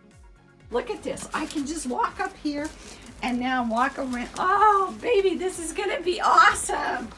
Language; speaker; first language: English; native; English